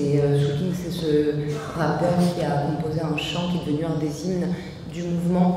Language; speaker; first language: French; native; French